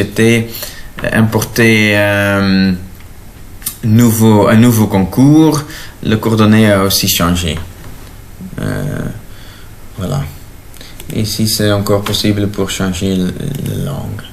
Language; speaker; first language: French; non-native, local second language; Dutch